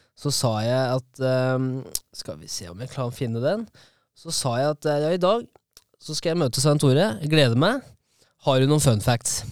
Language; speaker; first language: Norwegian; native; Norwegian